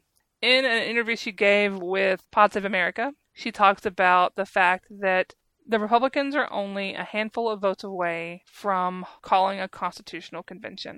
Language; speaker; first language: English; native; English